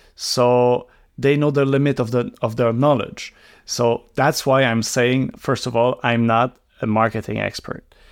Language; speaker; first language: English; non-native, local second language; French